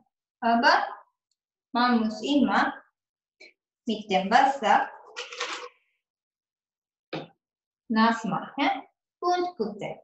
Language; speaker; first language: German; non-native, learner; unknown